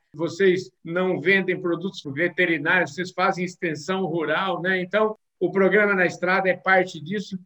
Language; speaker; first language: Portuguese; native; Portuguese